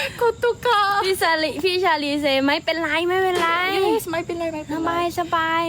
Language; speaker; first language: Thai; non-native, learner; Korean